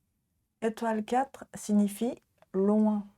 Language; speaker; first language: French; non-native, learner; Japanese